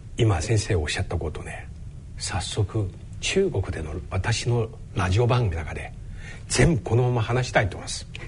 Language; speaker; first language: Japanese; non-native, fluent; Chinese